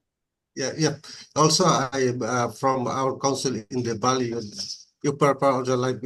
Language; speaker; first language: English; non-native, learner; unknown